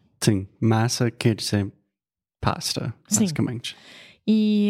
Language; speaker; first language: Portuguese; non-native, fluent; English